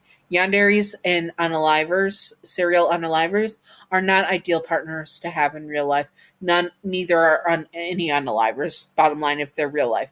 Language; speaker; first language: English; native; English